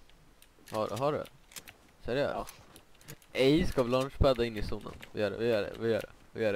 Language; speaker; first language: Swedish; native; Swedish